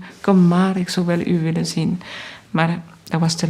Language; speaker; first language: Dutch; non-native, learner; French